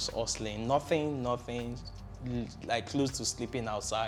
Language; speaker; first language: English; non-native, local second language; Yoruba